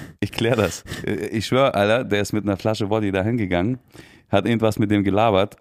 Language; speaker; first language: German; early bilingual, other home language; Russian